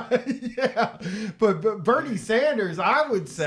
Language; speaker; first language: English; native; English